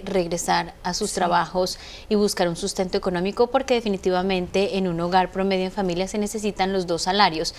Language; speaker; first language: Spanish; native; Spanish